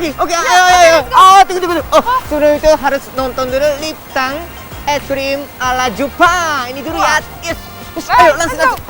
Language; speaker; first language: Indonesian; non-native, fluent; Japanese